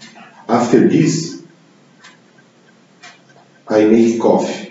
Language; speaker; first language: English; non-native, learner; Portuguese